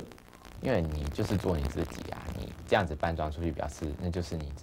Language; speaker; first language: Chinese; native; Chinese